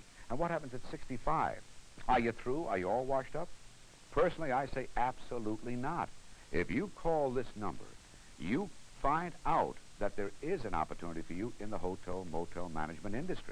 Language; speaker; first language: English; native; English